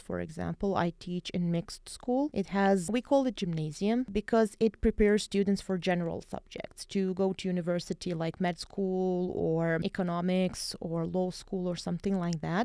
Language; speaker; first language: English; non-native, fluent; Bosnian